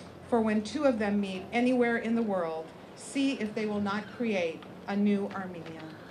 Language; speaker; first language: English; native; English